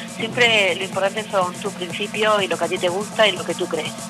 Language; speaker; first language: Spanish; native; Spanish